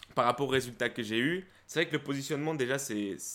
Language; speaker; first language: French; early bilingual, other home language; Spanish